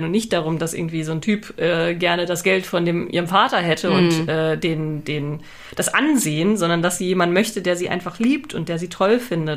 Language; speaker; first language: German; native; German